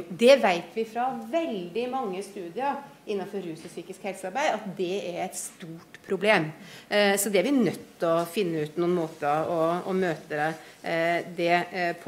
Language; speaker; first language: Norwegian; native; Norwegian